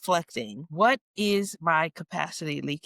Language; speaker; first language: English; native; English